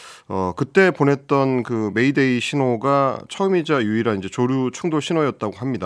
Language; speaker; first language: Korean; native; Korean